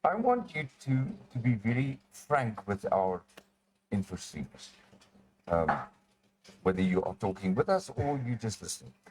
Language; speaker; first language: English; non-native, local second language; Afrikaans